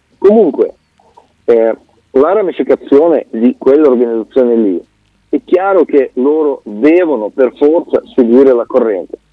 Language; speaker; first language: Italian; non-native, fluent; Russian